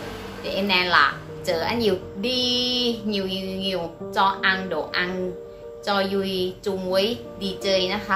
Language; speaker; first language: Vietnamese; non-native, learner; Thai